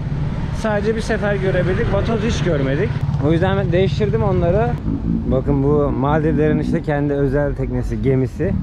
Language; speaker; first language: Turkish; native; Turkish